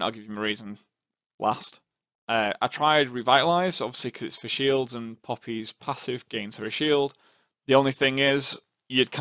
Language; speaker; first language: English; native; English